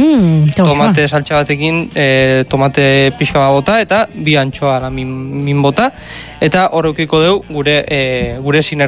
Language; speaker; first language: Basque; native; Basque